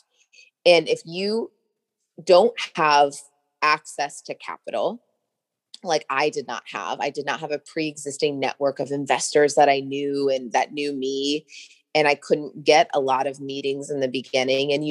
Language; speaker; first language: English; native; English